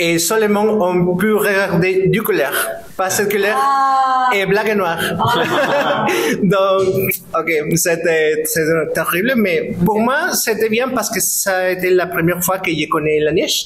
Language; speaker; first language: French; non-native, fluent; Spanish